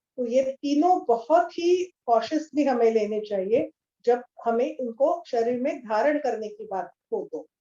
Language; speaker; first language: Hindi; non-native, local second language; Marathi